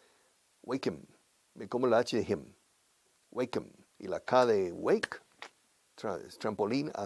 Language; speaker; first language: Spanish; non-native, fluent; English